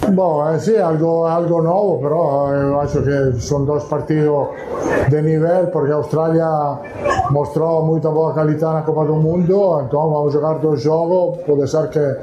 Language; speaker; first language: Portuguese; non-native, fluent; Italian